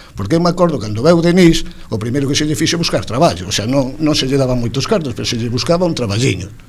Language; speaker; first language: Galician; non-native, local second language; Spanish